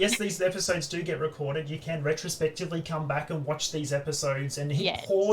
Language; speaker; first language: English; native; English